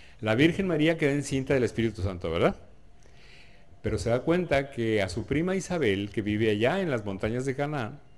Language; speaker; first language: Spanish; native; Spanish